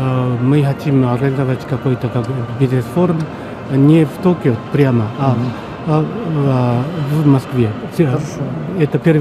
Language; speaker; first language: Russian; non-native, fluent; Japanese